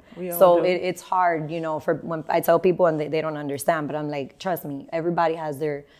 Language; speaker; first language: English; native; English